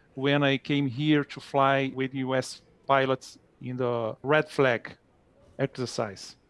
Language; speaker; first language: English; non-native, fluent; Portuguese